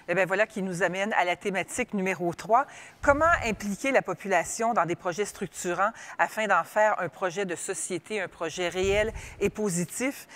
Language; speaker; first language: French; native; French